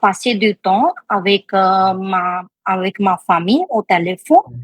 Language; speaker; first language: French; non-native, learner; Hindi